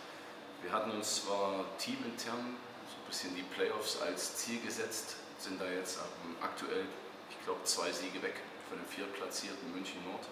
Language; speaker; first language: German; native; German